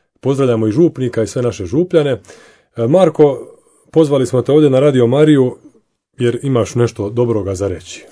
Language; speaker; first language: Croatian; native; Croatian